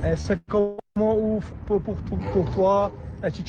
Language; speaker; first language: French; non-native, learner; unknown